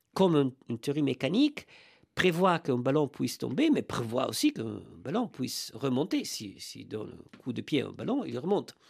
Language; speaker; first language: French; non-native, fluent; Italian